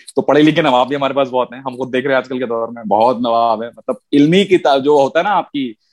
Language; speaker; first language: Urdu; native; Urdu